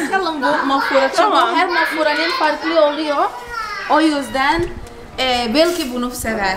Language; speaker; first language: Turkish; non-native, fluent; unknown